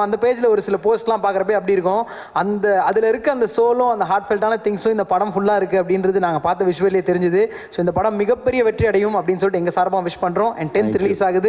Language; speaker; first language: Tamil; native; Tamil